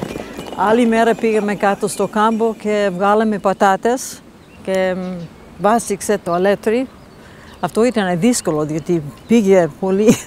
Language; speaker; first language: Greek; non-native, fluent; English